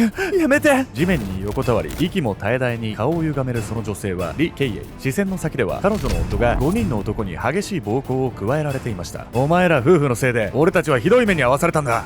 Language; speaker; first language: Japanese; native; Japanese